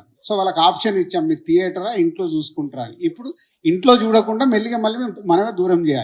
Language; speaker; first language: Telugu; native; Telugu